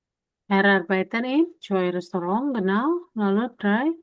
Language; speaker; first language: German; non-native, learner; Indonesian